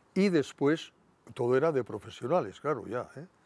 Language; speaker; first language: Spanish; native; Spanish